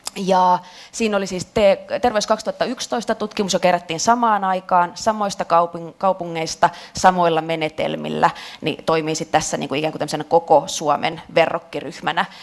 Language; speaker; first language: Finnish; native; Finnish